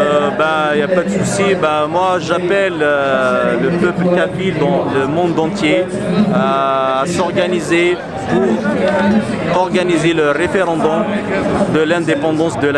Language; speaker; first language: French; non-native, local second language; Kabyle